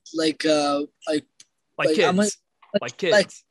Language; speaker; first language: English; non-native, learner; Georgian